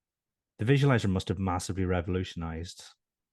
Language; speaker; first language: English; native; English